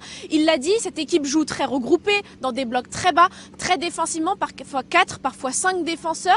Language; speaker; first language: French; native; French